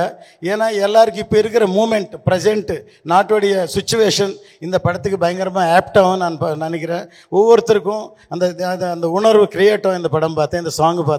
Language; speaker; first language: Tamil; non-native, local second language; Telugu